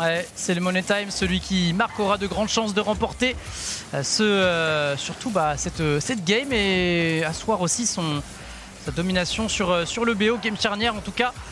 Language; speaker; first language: French; native; French